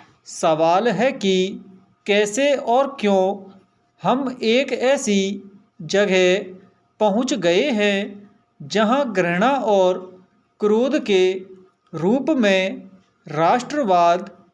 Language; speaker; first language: Hindi; native; Hindi